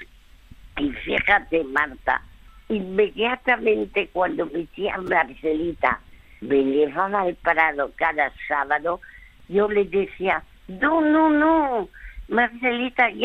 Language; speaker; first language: Spanish; early bilingual, other home language; French